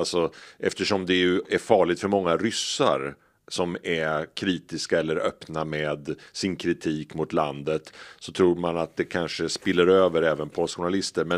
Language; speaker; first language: Swedish; native; Swedish